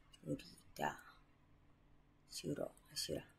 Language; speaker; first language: Cantonese; non-native, learner; Japanese